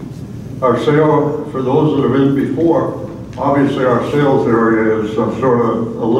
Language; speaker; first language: English; native; English